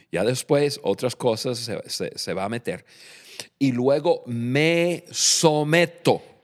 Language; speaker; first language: Spanish; non-native, fluent; English